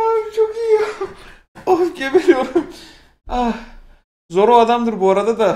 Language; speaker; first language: Turkish; native; Turkish